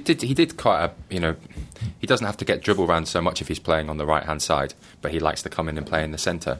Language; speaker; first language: English; native; English